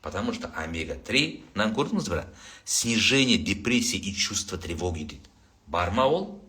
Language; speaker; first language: Russian; non-native, local second language; Kazakh